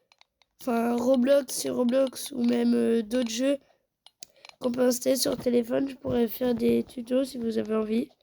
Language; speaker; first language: French; native; French